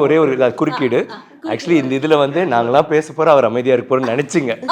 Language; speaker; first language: Tamil; native; Tamil